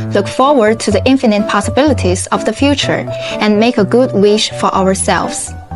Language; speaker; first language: English; non-native, fluent; Chinese